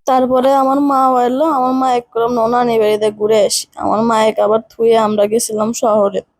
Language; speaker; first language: Bangla; native; Bangla